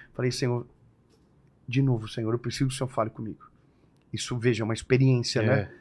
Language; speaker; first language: Portuguese; native; Portuguese